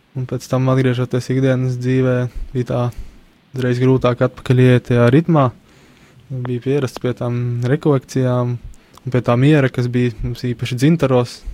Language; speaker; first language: Latvian; native; Latvian